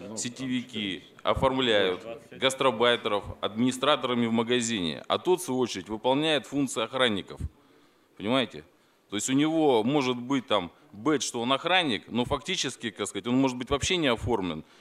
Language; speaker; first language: Russian; native; Russian